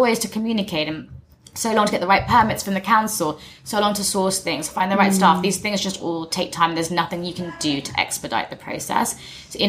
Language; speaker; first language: English; native; English